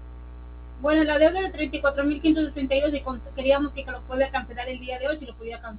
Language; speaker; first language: Spanish; native; Spanish